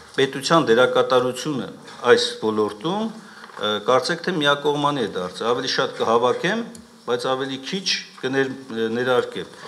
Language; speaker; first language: Armenian; native; Armenian